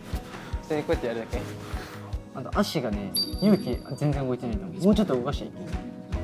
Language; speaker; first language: Japanese; native; Japanese